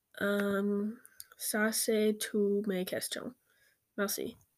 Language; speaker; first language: French; non-native, learner; English